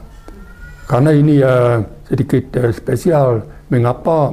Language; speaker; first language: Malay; non-native, fluent; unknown